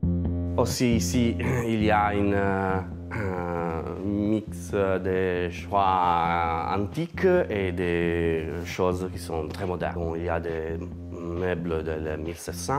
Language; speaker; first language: French; non-native, learner; Italian